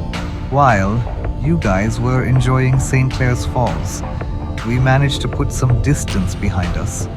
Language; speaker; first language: English; non-native, local second language; Sinhala